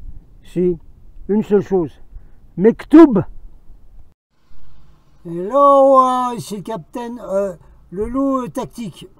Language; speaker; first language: French; native; French